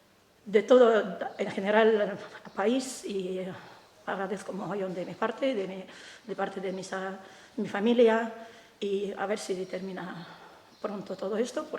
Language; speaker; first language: Spanish; non-native, fluent; Ukrainian